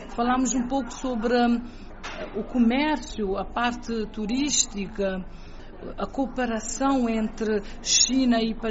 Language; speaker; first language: Portuguese; non-native, local second language; Kabuverdianu